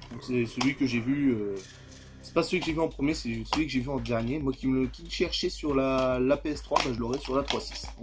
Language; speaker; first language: French; native; French